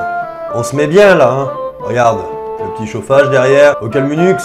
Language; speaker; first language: French; native; French